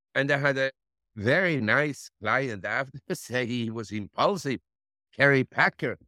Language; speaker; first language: English; non-native, fluent; German